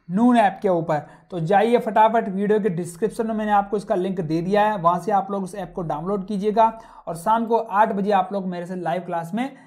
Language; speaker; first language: Hindi; native; Hindi